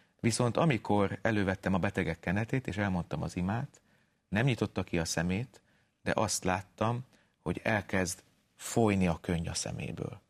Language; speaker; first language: Hungarian; native; Hungarian